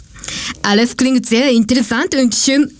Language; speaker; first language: German; non-native, learner; Japanese